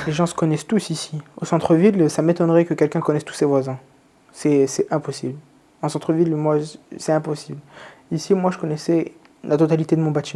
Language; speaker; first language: French; native; French